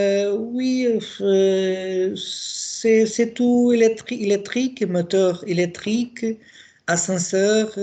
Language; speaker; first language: French; non-native, learner; Portuguese